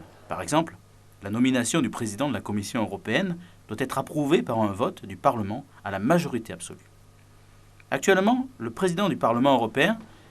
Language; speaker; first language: French; native; French